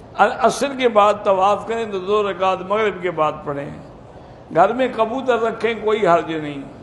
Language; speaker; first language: Urdu; early bilingual, heritage; Urdu